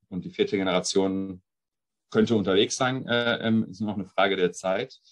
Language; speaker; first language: German; early bilingual, other home language; Arabic